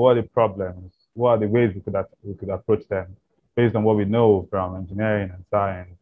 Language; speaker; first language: English; non-native, local second language; Igbo